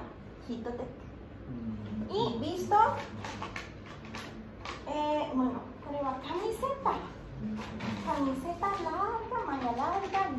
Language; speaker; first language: Spanish; non-native, fluent; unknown